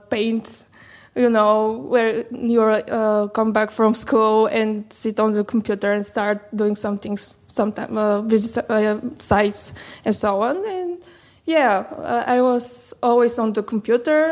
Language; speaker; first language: English; non-native, learner; Bulgarian